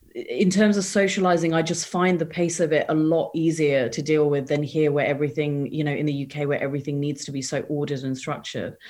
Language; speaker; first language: English; native; English